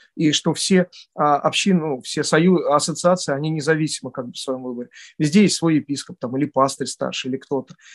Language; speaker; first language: Russian; native; Russian